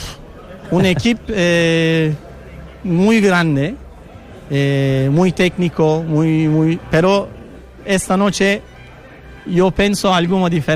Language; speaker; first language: Spanish; non-native, learner; Turkish